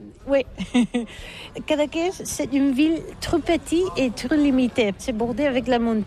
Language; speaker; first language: French; non-native, learner; Catalan